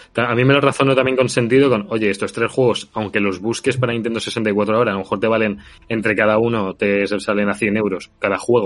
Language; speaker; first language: Spanish; native; Spanish